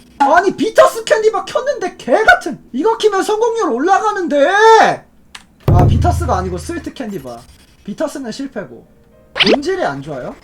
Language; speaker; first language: Korean; native; Korean